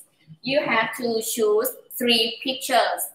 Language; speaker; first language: English; non-native, learner; Thai